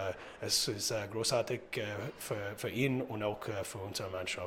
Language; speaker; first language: German; non-native, fluent; English